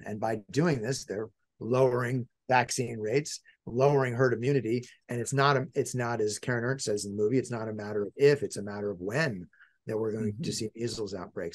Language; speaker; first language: English; native; English